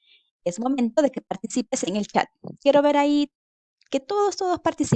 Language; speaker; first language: Spanish; native; Spanish